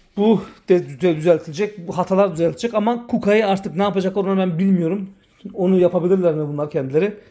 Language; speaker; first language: Turkish; early bilingual, heritage; Turkish